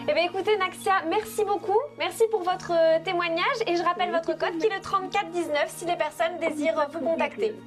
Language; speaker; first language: French; native; French